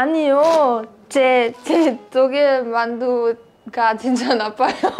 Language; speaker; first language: Korean; non-native, learner; German